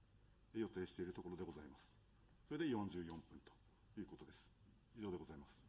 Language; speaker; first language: Japanese; native; Japanese